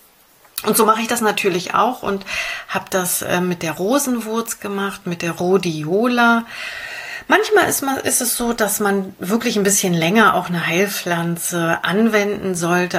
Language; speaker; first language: German; native; German